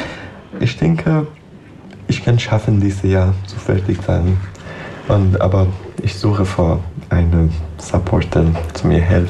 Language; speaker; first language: German; non-native, learner; Persian